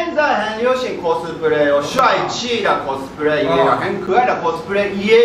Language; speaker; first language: Chinese; non-native, fluent; Japanese